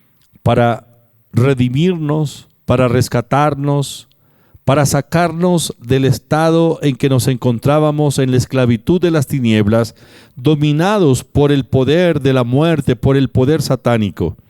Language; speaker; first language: Spanish; native; Spanish